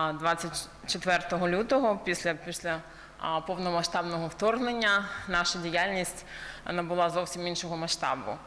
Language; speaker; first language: Ukrainian; early bilingual, heritage; Ukrainian